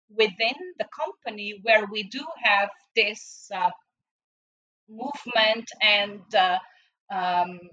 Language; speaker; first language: English; non-native, fluent; Portuguese